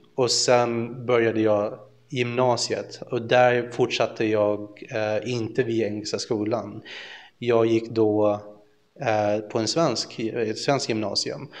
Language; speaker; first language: Swedish; early bilingual, other home language; Filipino